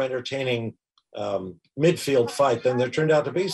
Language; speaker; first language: English; native; English